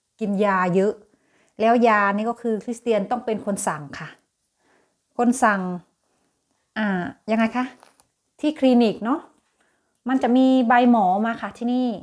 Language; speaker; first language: Thai; native; Thai